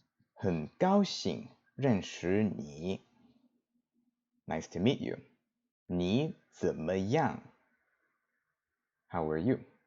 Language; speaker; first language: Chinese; non-native, fluent; English